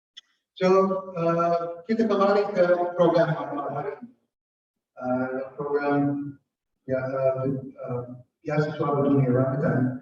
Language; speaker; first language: Indonesian; non-native, fluent; English